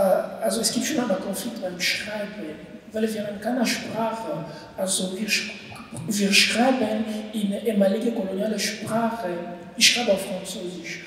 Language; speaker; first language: German; non-native, learner; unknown